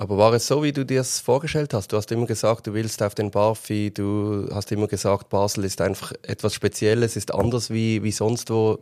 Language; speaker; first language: German; native; German